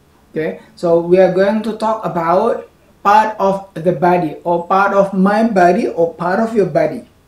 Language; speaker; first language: English; non-native, fluent; Indonesian